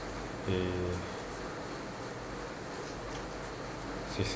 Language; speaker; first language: Spanish; non-native, learner; Chinese